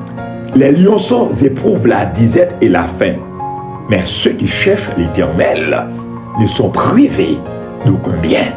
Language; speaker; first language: French; non-native, local second language; Haitian Creole